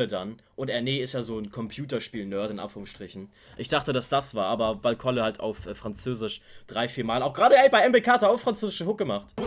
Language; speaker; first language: German; native; German